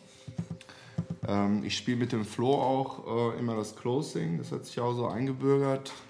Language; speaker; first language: German; non-native, fluent; Serbian